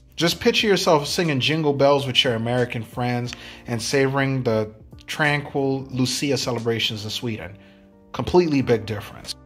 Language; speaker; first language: English; native; English